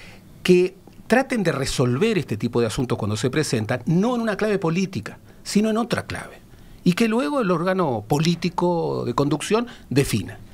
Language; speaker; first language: Spanish; native; Spanish